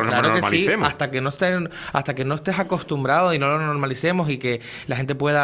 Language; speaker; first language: Spanish; native; Spanish